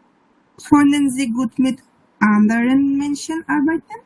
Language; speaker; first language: German; non-native, learner; Bangla